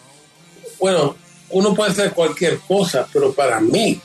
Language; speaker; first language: Spanish; early bilingual, heritage; Spanish